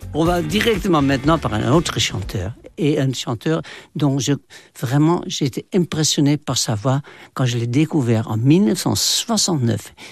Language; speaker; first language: French; non-native, fluent; Dutch